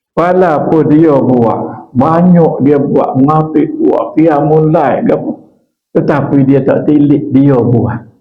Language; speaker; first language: Malay; native; Malay